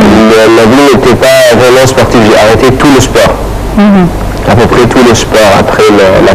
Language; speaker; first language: French; non-native, fluent; Arabic